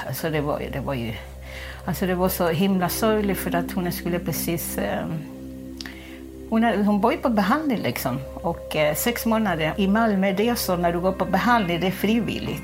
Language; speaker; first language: Swedish; non-native, fluent; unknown